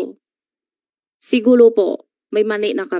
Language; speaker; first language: Filipino; non-native, learner; Chinese